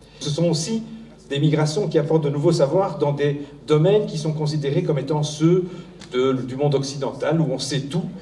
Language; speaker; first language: French; native; French